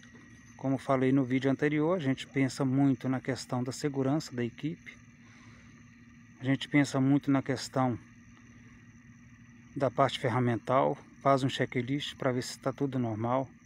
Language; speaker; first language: Portuguese; native; Portuguese